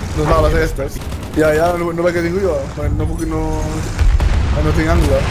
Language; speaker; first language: Catalan; native; Catalan